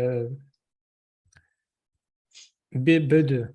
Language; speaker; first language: French; non-native, learner; Russian